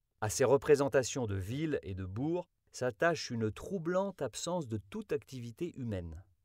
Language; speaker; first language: French; native; French